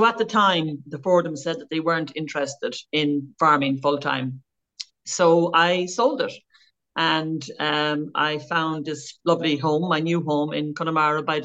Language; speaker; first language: English; native; English